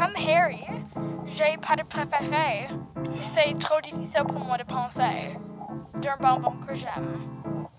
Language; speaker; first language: French; non-native, local second language; English